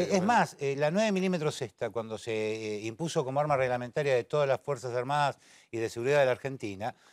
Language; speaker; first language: Spanish; native; Spanish